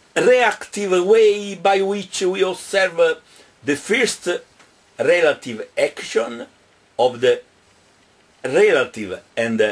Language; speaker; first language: English; non-native, fluent; Italian